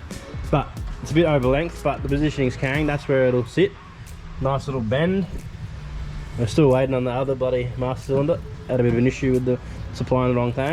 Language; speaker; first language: English; native; English